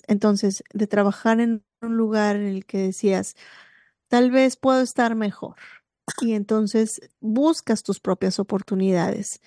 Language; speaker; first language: Spanish; native; Spanish